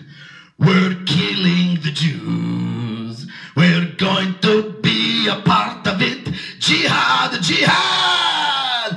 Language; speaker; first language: English; native; English